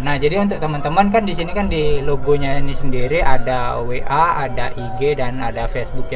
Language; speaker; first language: Indonesian; native; Indonesian